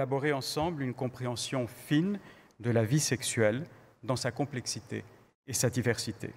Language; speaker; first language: French; native; French